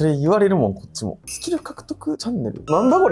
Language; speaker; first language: Japanese; native; Japanese